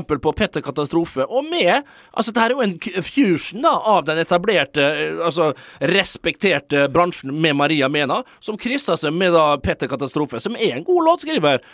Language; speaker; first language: Norwegian; early bilingual, other home language; Dutch